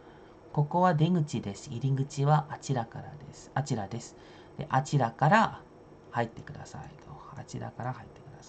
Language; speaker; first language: Japanese; non-native, fluent; Indonesian